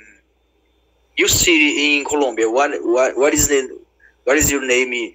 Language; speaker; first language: English; non-native, learner; Portuguese